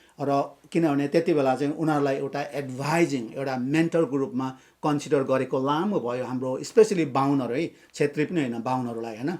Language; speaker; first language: Nepali; non-native, local second language; Limbu